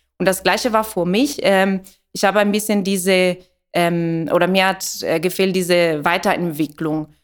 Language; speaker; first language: German; non-native, fluent; Italian